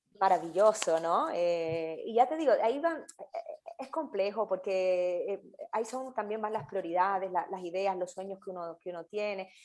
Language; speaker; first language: Spanish; native; Spanish